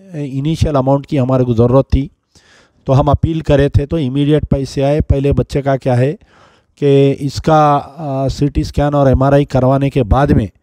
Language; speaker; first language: Hindi; non-native, local second language; Urdu